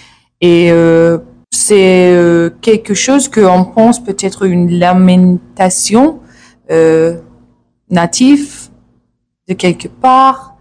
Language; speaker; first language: French; non-native, learner; English